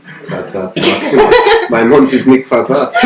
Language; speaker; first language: German; non-native, fluent; English